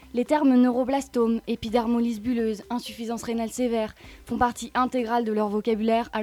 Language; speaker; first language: French; native; French